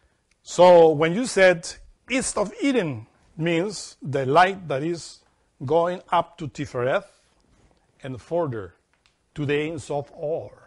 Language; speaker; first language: English; non-native, fluent; Spanish